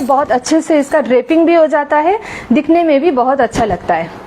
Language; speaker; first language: Hindi; non-native, local second language; Bangla